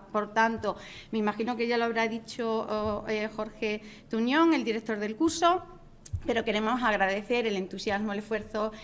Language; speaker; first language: Spanish; native; Spanish